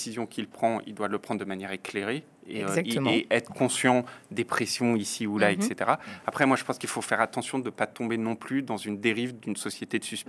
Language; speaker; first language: French; native; French